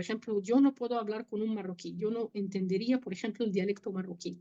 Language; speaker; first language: Spanish; non-native, fluent; Arabic